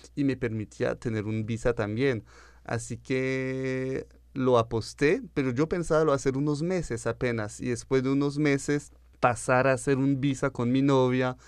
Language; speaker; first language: Spanish; early bilingual, heritage; French